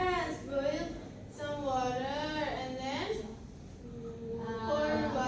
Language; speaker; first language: English; non-native, fluent; Indonesian